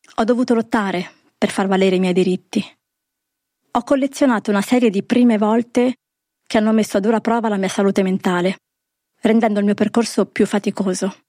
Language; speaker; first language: Italian; native; Italian